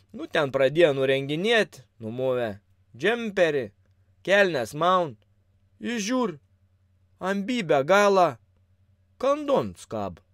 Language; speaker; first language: Lithuanian; native; Lithuanian